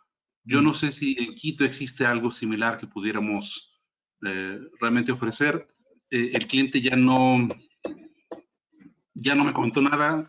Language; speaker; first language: Spanish; native; Spanish